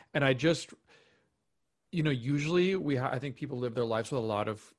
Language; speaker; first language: English; native; English